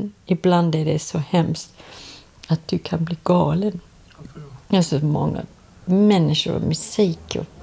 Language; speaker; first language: Swedish; non-native, fluent; English